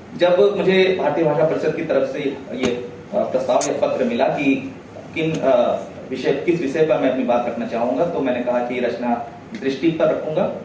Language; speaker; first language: Hindi; non-native, local second language; Odia